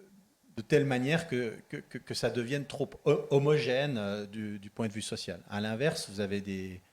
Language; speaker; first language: French; native; French